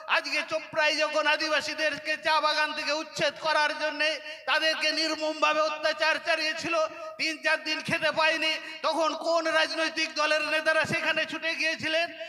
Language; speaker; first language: Bangla; non-native, local second language; Santali